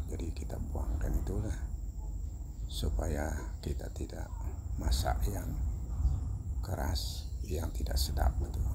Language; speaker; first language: Malay; non-native, local second language; Iban